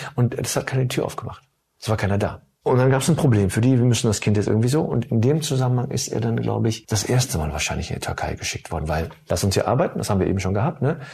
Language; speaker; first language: German; early bilingual, other home language; Turkish